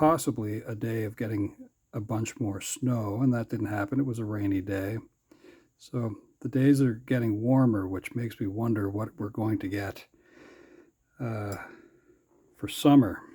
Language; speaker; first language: English; native; English